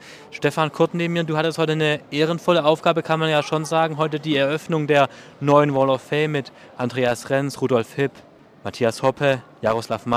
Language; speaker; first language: German; native; German